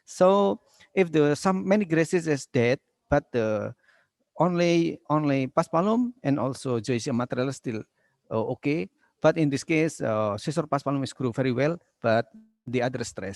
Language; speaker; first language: English; non-native, learner; Indonesian